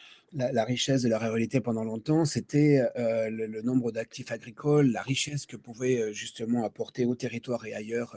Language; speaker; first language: French; native; French